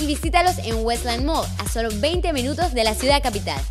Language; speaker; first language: Spanish; native; Spanish